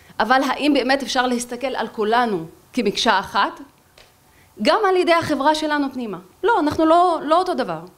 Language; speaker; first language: Hebrew; non-native, local second language; Arabic